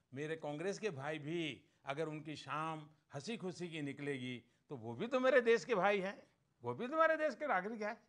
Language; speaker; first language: Hindi; non-native, local second language; Gujarati